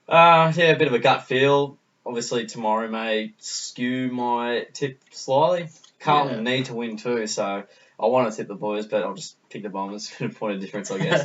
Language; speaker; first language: English; native; English